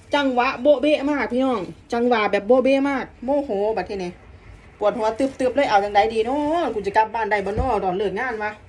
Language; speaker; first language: Thai; non-native, local second language; Northeastern Thai